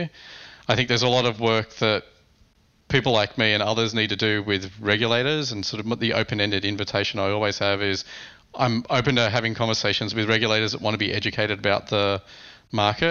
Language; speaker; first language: English; native; English